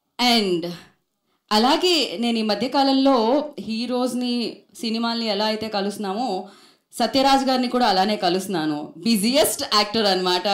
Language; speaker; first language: Telugu; native; Telugu